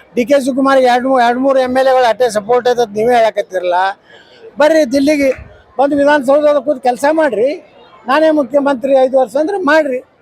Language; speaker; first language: Kannada; native; Kannada